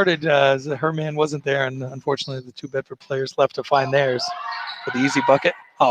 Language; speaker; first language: English; native; English